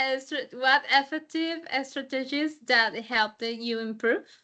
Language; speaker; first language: English; non-native, fluent; Spanish